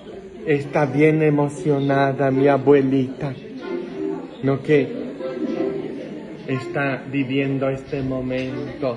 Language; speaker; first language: Spanish; non-native, fluent; Polish